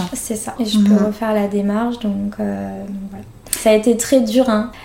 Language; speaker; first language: French; native; French